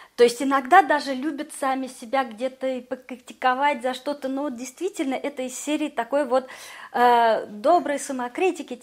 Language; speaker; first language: Russian; native; Russian